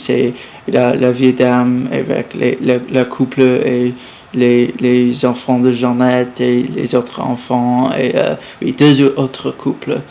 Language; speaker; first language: French; non-native, learner; English